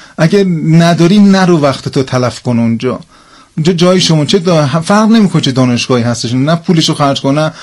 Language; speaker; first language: Persian; early bilingual, heritage; Persian